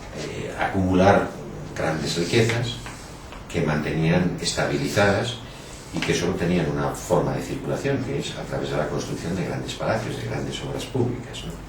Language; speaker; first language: Spanish; native; Spanish